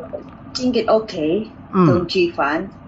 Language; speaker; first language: Chinese; non-native, fluent; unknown